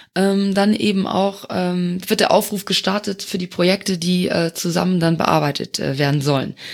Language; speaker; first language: German; non-native, local second language; Luxembourgish